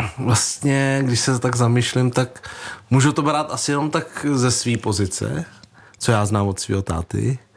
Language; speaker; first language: Czech; early bilingual, other home language; Vietnamese